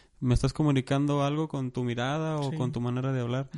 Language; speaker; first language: Spanish; native; Spanish